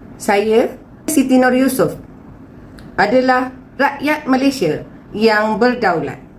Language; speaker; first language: Malay; native; Malay